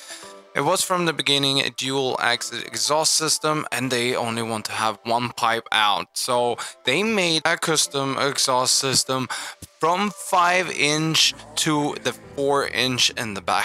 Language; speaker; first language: English; non-native, fluent; Swedish